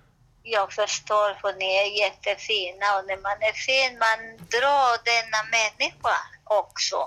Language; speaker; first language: Swedish; non-native, learner; Spanish